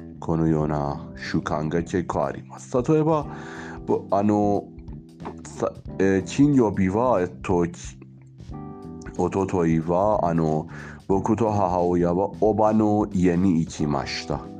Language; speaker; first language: Japanese; non-native, learner; Persian